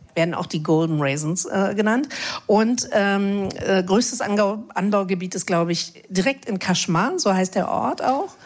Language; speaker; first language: German; native; German